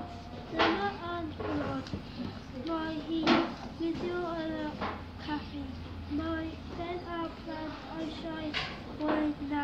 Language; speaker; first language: Welsh; non-native, local second language; English